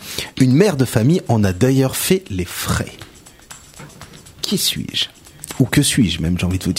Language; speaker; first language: French; native; French